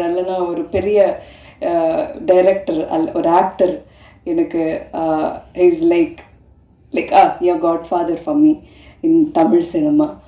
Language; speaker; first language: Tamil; non-native, fluent; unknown